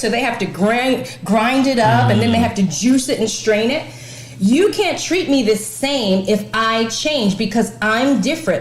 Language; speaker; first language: English; native; English